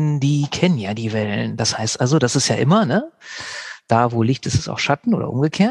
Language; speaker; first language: German; native; German